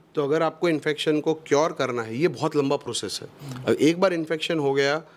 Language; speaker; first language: Hindi; non-native, local second language; Gujarati